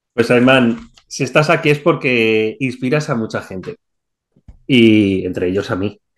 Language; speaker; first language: Spanish; native; Spanish